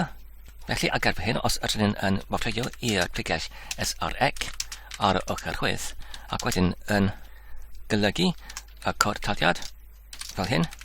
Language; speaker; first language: Welsh; non-native, learner; English